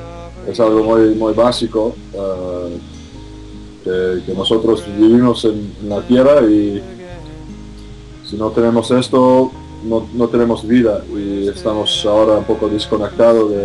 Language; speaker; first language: Spanish; non-native, fluent; English